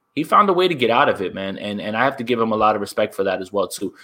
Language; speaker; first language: English; native; English